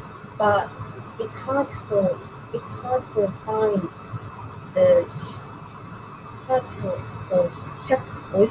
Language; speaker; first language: English; non-native, learner; Japanese